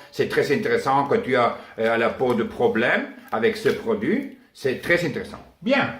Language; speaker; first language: French; non-native, learner; Spanish